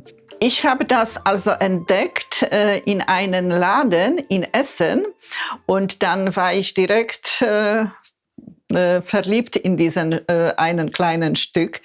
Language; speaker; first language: German; non-native, fluent; Polish